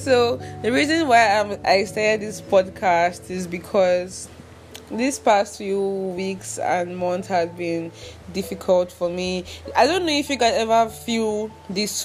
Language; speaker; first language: English; non-native, local second language; Igbo